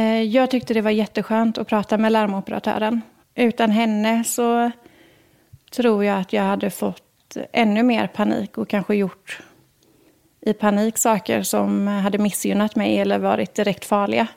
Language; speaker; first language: Swedish; native; Swedish